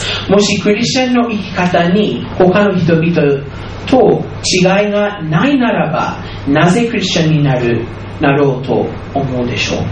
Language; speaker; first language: Japanese; non-native, fluent; English